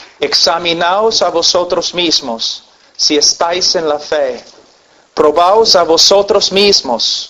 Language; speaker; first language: Spanish; non-native, fluent; English